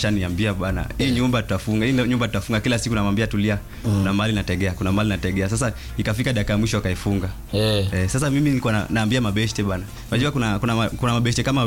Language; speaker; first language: Swahili; non-native, local second language; Luo (Kenya and Tanzania)